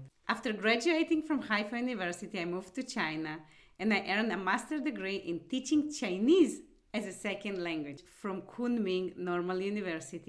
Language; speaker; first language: English; non-native, fluent; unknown